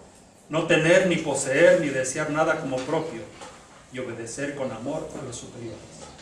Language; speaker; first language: Spanish; native; Spanish